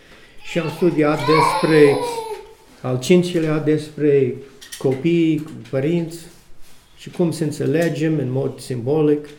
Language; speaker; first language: Romanian; non-native, learner; English